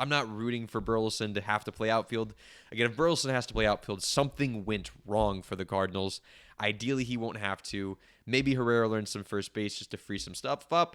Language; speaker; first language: English; native; English